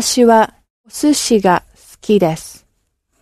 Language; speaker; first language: Japanese; non-native, learner; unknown